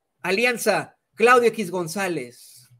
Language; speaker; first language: Spanish; native; Spanish